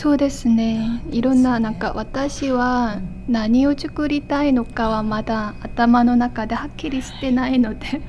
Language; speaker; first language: Japanese; non-native, fluent; Korean